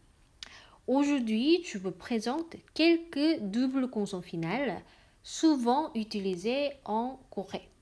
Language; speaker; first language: French; non-native, fluent; Korean